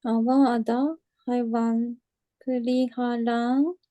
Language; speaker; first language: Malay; non-native, learner; Japanese